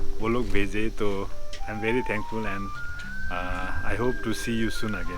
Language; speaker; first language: Hindi; non-native, local second language; Nepali